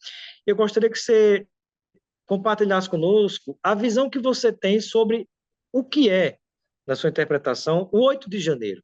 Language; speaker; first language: Portuguese; native; Portuguese